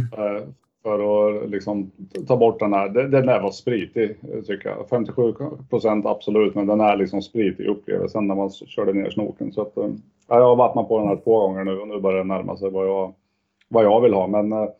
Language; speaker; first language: Swedish; non-native, fluent; English